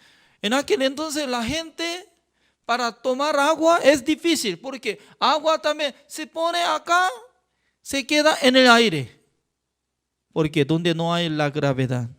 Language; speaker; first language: Spanish; non-native, fluent; Korean